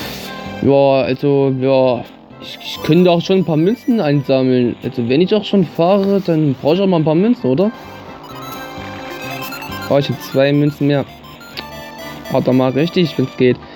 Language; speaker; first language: German; native; German